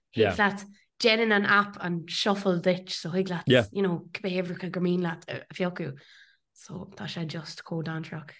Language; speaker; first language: Irish; native; Irish